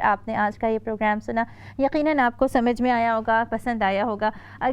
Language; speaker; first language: Urdu; native; Urdu